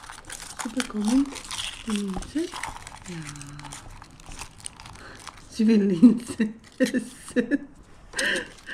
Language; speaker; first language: German; early bilingual, heritage; Bosnian